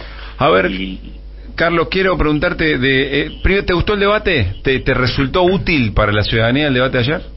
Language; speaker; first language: Spanish; native; Spanish